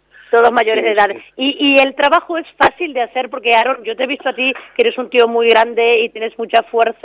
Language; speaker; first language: Spanish; native; Spanish